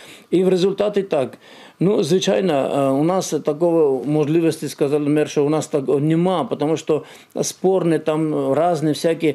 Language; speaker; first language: Ukrainian; non-native, learner; Armenian